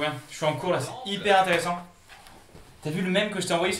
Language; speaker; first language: French; native; French